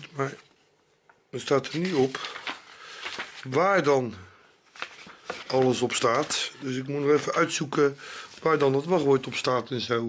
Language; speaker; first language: Dutch; native; Dutch